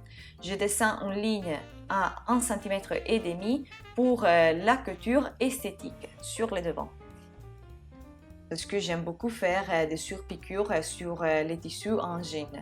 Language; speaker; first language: French; non-native, fluent; Italian